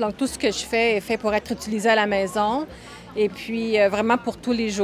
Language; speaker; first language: French; native; French